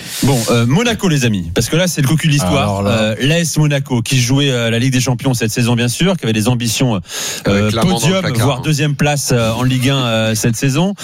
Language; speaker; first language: French; native; French